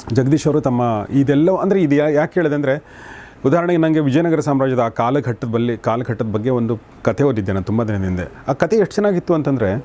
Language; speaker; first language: Kannada; native; Kannada